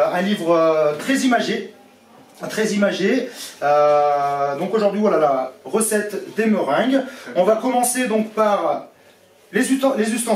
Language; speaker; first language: French; native; French